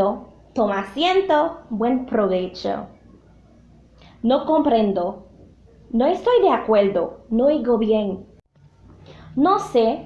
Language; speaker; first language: Spanish; non-native, learner; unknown